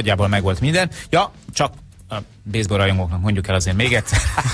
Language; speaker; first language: Hungarian; native; Hungarian